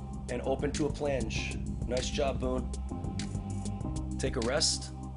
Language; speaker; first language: English; native; English